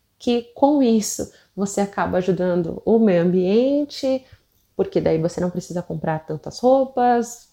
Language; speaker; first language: Portuguese; native; Portuguese